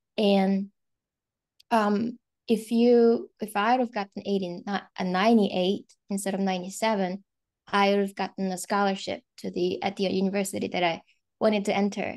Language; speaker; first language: English; non-native, fluent; Korean